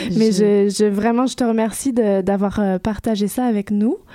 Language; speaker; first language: French; native; French